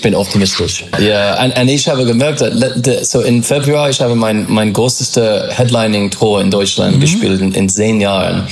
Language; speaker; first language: German; non-native, fluent; English